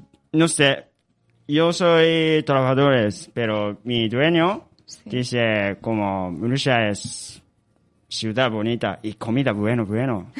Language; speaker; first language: Spanish; non-native, learner; Japanese